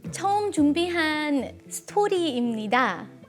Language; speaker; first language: Korean; early bilingual, heritage; Korean